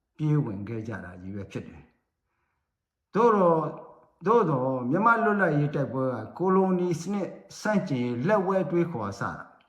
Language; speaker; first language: Burmese; non-native, local second language; Rohingya